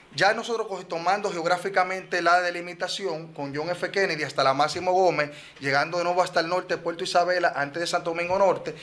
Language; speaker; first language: Spanish; native; Spanish